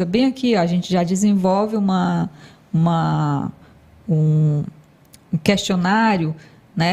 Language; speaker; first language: Portuguese; native; Portuguese